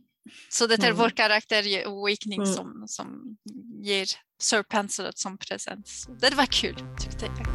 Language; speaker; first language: Swedish; non-native, fluent; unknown